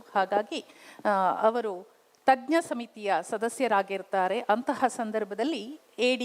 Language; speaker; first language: Kannada; non-native, local second language; Kodava